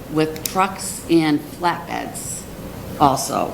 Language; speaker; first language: English; native; English